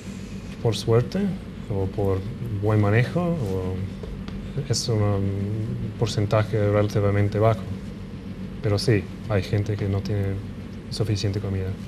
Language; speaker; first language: Spanish; non-native, fluent; English